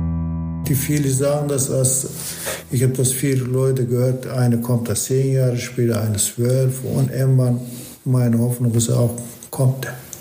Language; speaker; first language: German; non-native, learner; Turkish